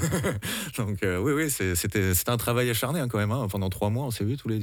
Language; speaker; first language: French; native; French